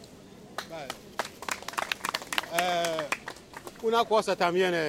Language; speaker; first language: Spanish; non-native, learner; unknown